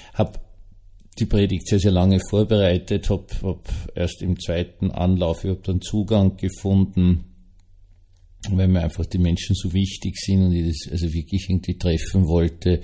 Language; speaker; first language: German; native; German